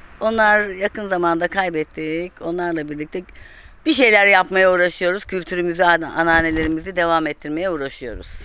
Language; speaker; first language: Turkish; native; Turkish